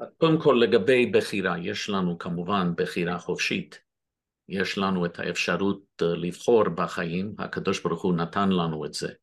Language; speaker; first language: Hebrew; non-native, fluent; English